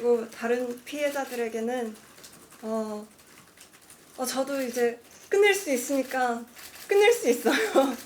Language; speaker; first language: Korean; non-native, fluent; Cantonese